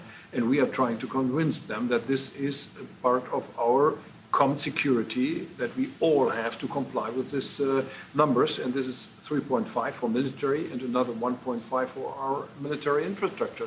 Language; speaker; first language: English; non-native, fluent; German